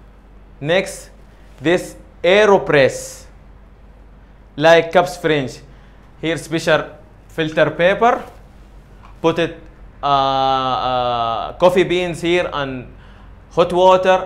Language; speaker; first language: English; non-native, learner; Arabic